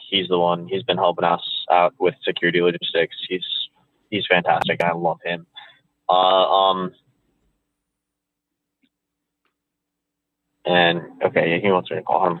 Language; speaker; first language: English; native; English